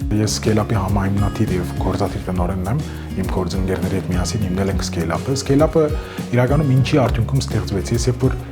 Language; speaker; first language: Armenian; early bilingual, heritage; Armenian